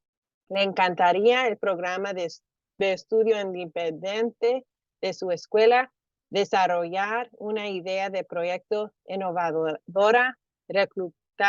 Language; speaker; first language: Spanish; early bilingual, heritage; Spanish